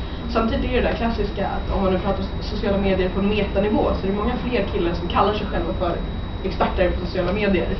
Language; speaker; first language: Swedish; native; Swedish